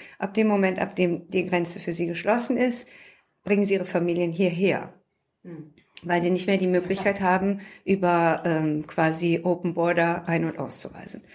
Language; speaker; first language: German; early bilingual, other home language; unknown